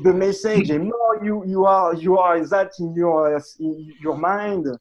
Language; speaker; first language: English; non-native, learner; French